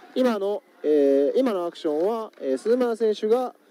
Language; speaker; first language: Japanese; native; Japanese